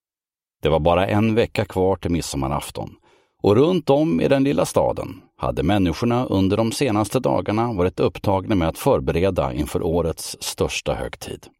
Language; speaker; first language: Swedish; native; Swedish